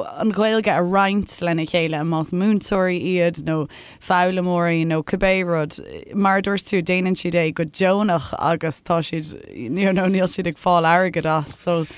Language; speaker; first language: Irish; native; Irish